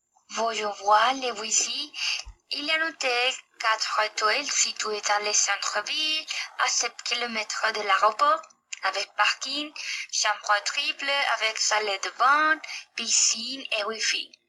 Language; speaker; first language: French; non-native, learner; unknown